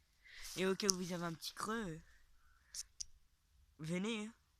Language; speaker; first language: French; native; French